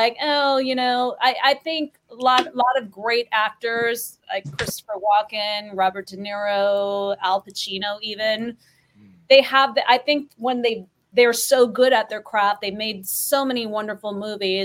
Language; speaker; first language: English; native; English